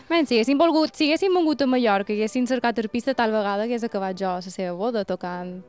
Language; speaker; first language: Catalan; native; Catalan